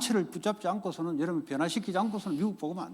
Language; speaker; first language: Korean; native; Korean